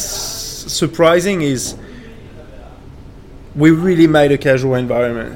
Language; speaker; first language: English; non-native, fluent; French